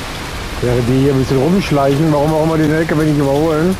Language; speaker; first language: German; native; German